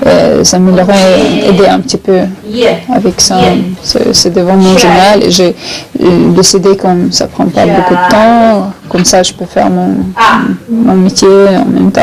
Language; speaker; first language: French; non-native, fluent; Chechen